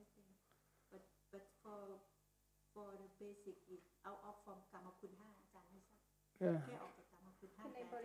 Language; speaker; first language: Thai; native; Thai